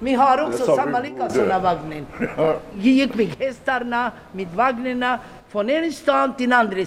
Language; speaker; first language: Swedish; non-native, learner; Romany